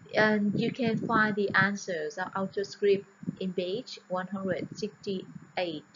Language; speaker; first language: English; non-native, fluent; Vietnamese